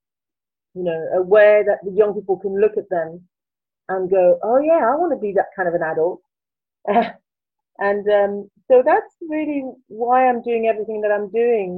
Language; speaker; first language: English; non-native, fluent; French